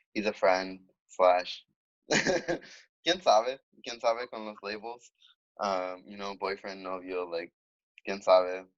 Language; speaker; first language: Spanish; early bilingual, heritage; Spanish